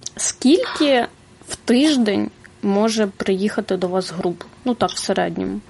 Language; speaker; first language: Ukrainian; native; Ukrainian